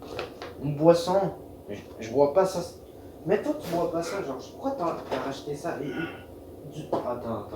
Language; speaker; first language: French; native; French